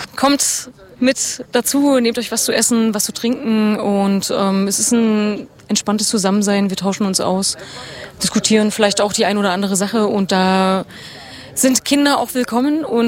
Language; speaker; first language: German; native; German